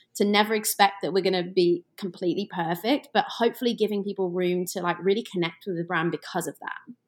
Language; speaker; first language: English; native; English